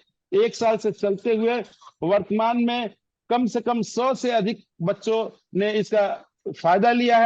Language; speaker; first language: Hindi; native; Hindi